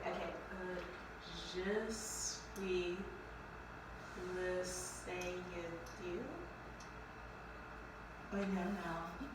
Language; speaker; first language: French; non-native, learner; English